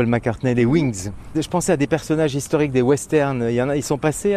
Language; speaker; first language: French; native; French